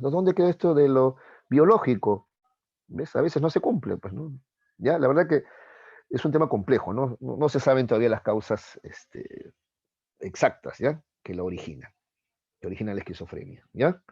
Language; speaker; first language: Spanish; native; Spanish